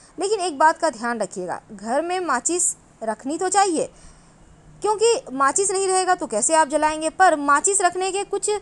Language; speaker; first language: Hindi; native; Hindi